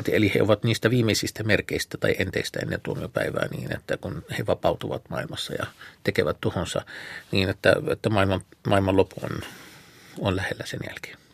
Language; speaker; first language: Finnish; non-native, fluent; Arabic